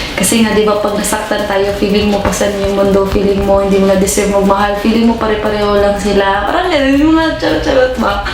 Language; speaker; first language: Filipino; non-native, local second language; Cebuano